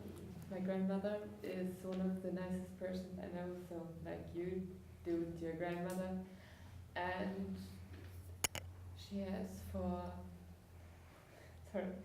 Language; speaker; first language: English; non-native, learner; German